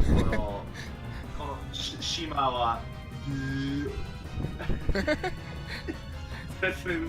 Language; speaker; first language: Japanese; non-native, learner; English